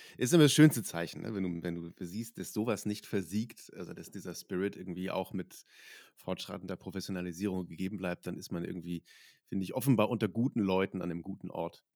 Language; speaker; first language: German; native; German